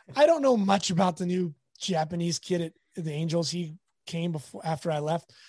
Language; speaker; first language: English; native; English